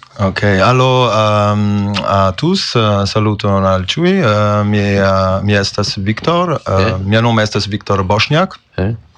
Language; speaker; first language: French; non-native, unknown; Croatian